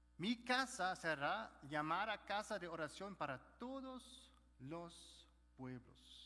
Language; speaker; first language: Spanish; non-native, fluent; German